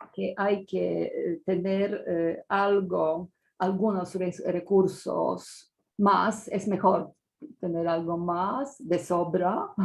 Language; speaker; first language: Spanish; non-native, fluent; Polish